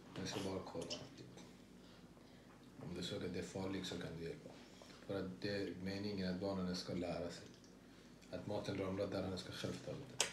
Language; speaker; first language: Swedish; non-native, fluent; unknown